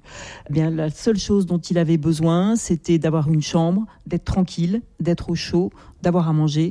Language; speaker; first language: French; native; French